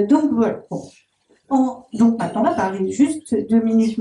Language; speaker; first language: French; native; French